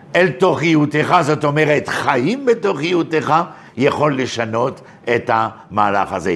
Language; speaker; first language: Hebrew; non-native, fluent; French